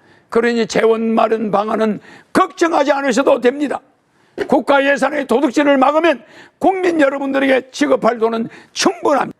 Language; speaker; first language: Korean; native; Korean